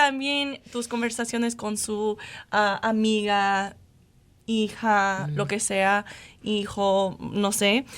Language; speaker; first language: Spanish; non-native, fluent; English